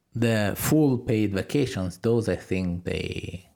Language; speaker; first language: English; non-native, fluent; Italian